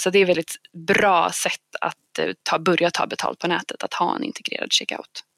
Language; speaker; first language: Swedish; native; Swedish